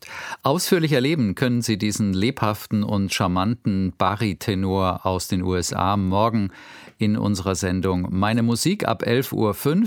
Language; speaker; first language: German; native; German